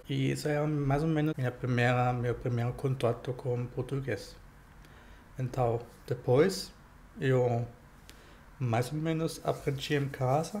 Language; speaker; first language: Portuguese; non-native, fluent; German